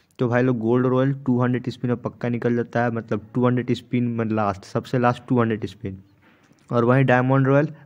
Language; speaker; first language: Hindi; native; Hindi